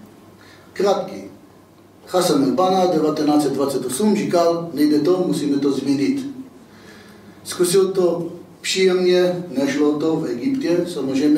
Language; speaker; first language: Czech; non-native, fluent; Hebrew